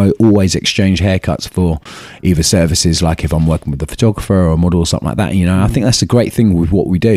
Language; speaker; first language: English; native; English